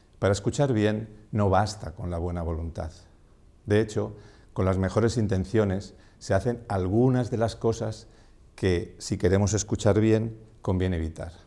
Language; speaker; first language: Spanish; non-native, local second language; Catalan